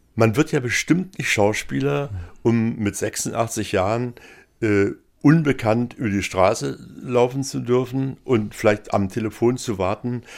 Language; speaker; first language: German; native; German